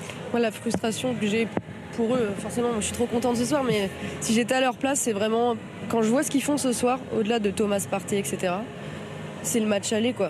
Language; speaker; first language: French; native; French